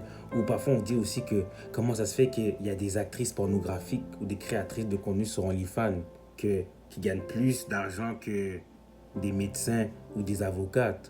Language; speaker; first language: French; native; French